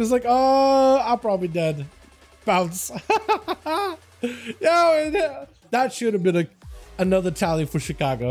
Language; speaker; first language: English; native; English